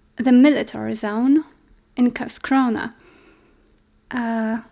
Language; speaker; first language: English; non-native, fluent; Polish